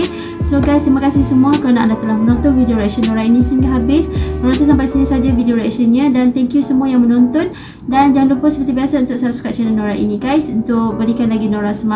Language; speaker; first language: Malay; native; Malay